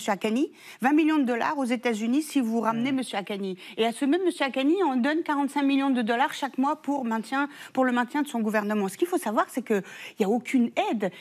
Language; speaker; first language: French; early bilingual, other home language; Persian